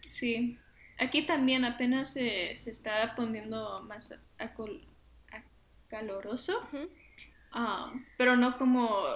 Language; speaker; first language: Spanish; early bilingual, heritage; Spanish